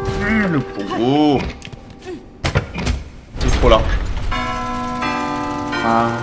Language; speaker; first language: French; native; French